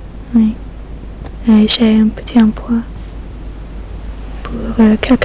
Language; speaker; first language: French; non-native, learner; English